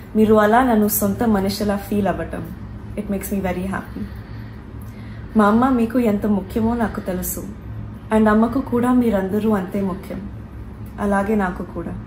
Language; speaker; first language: Telugu; non-native, learner; Hindi